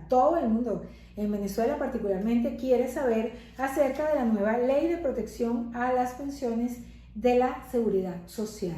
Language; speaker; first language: Spanish; native; Spanish